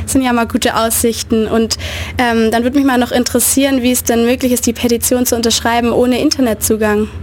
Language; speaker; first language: German; native; German